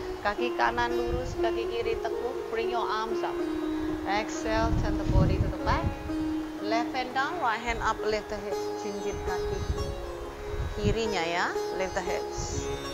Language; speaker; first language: English; non-native, fluent; Indonesian